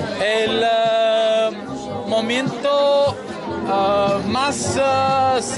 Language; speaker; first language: Spanish; non-native, learner; Italian